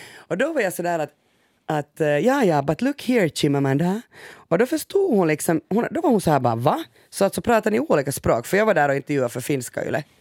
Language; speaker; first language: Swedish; native; Swedish